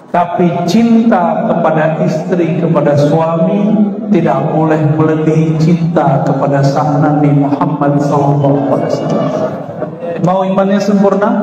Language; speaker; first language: Indonesian; native; Indonesian